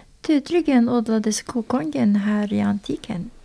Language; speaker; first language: Swedish; non-native, learner; Azerbaijani